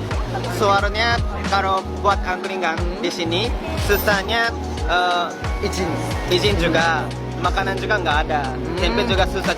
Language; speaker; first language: Indonesian; non-native, fluent; Japanese